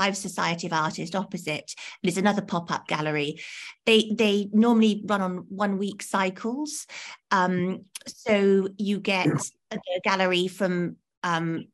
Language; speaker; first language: English; native; English